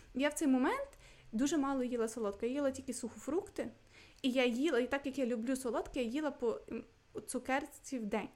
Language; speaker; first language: Ukrainian; non-native, local second language; Russian